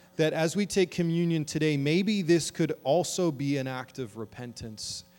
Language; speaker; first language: English; native; English